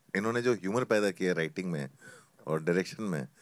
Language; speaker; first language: Hindi; native; Hindi